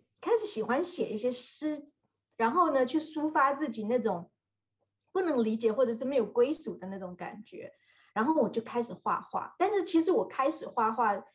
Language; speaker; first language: Chinese; native; Chinese